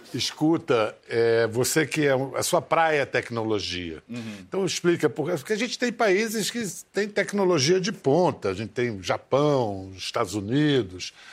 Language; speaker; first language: Portuguese; native; Portuguese